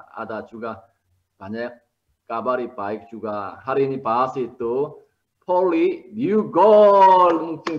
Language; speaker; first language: Indonesian; non-native, learner; Korean